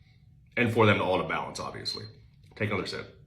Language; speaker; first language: English; native; English